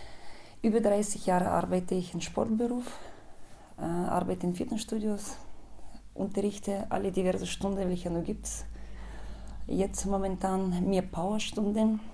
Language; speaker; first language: German; non-native, fluent; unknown